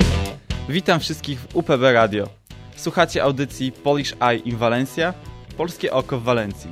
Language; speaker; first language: Polish; native; Polish